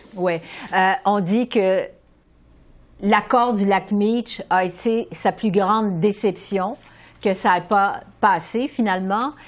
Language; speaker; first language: French; native; French